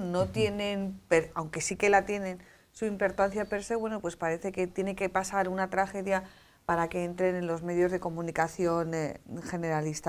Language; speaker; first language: Spanish; native; Spanish